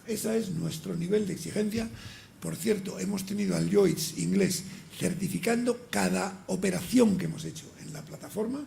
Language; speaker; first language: Spanish; native; Spanish